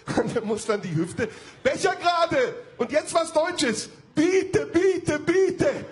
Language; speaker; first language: German; early bilingual, other home language; Turkish